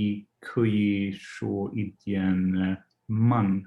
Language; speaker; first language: Chinese; non-native, learner; English